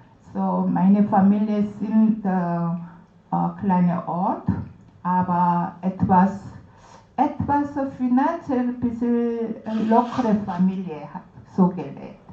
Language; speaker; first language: German; non-native, learner; Korean